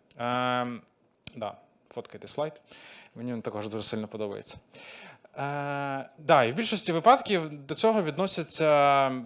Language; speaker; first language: Ukrainian; non-native, local second language; Russian